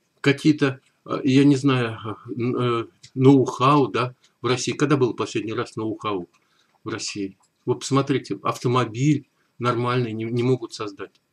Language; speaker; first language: Russian; native; Russian